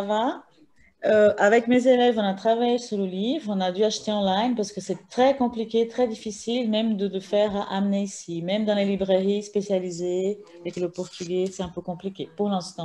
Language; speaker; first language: French; non-native, fluent; Portuguese